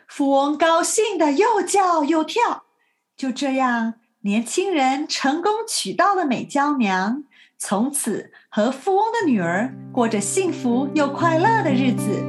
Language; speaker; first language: Chinese; native; Chinese